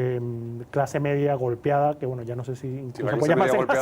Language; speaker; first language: Spanish; native; Spanish